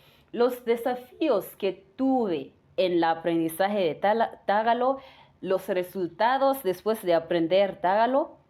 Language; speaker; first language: Spanish; non-native, fluent; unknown